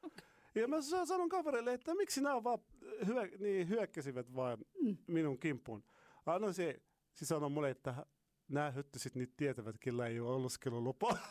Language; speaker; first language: Finnish; non-native, fluent; Arabic